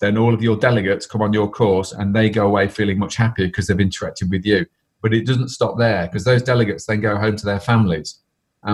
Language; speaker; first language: English; native; English